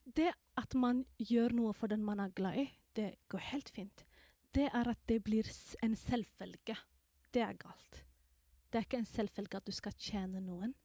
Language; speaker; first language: Norwegian; non-native, fluent; Somali